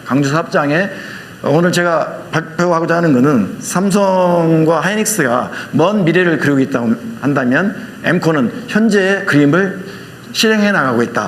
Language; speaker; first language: Korean; native; Korean